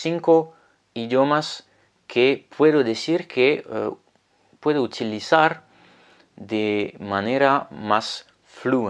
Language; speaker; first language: Spanish; non-native, fluent; French